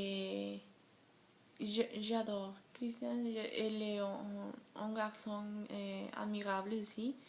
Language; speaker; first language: French; non-native, learner; Spanish